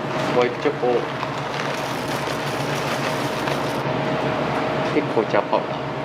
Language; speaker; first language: Japanese; native; Japanese